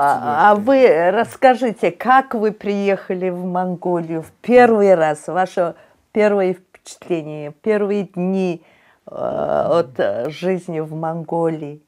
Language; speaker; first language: Russian; non-native, fluent; Mongolian